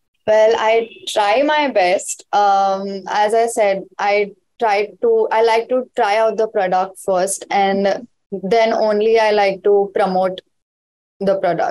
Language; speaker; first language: English; non-native, local second language; Hindi